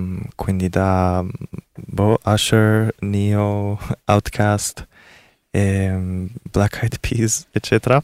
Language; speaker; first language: Italian; early bilingual, other home language; Korean